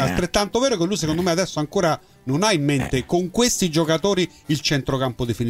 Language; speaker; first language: Italian; native; Italian